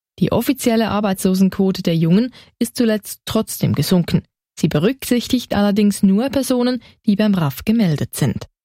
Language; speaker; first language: German; native; German